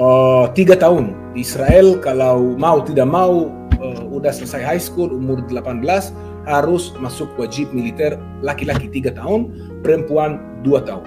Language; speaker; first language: Indonesian; non-native, fluent; Hebrew